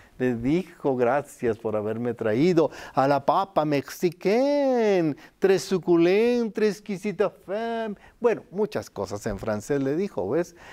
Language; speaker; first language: Spanish; native; Spanish